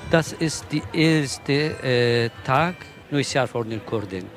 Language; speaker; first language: German; non-native, learner; Kurdish